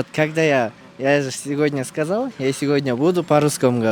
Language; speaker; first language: Russian; non-native, local second language; Kyrgyz